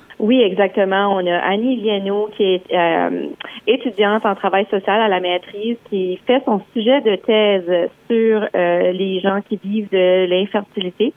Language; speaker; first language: French; native; French